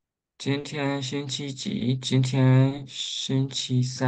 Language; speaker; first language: Chinese; non-native, learner; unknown